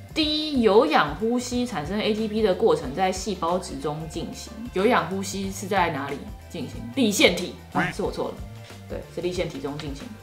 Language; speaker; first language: Chinese; native; Chinese